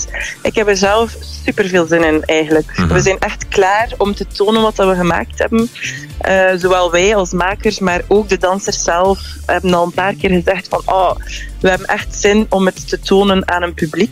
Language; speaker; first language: Dutch; native; Dutch